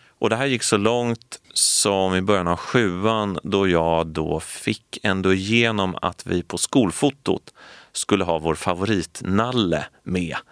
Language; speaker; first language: Swedish; native; Swedish